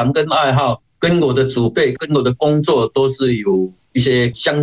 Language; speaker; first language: Chinese; native; Chinese